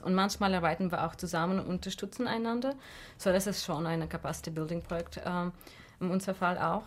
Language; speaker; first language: German; non-native, fluent; Russian